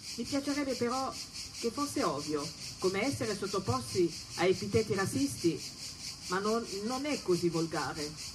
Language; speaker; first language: Italian; non-native, fluent; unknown